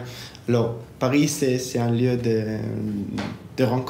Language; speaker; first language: French; non-native, fluent; Hebrew